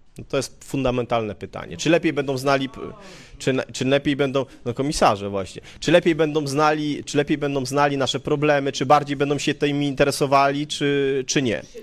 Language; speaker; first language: Polish; native; Polish